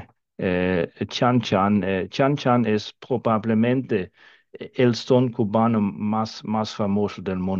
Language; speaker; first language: Spanish; non-native, fluent; Danish